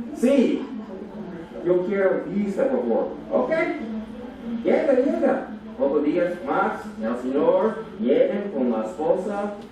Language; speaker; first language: Spanish; non-native, learner; English